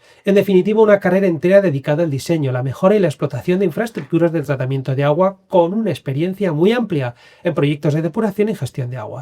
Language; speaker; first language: Spanish; native; Spanish